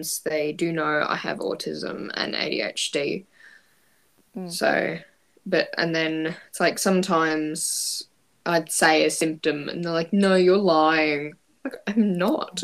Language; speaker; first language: English; native; English